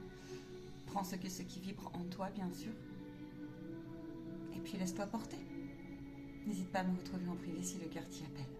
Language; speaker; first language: French; native; French